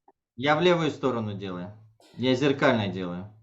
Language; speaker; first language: Russian; native; Russian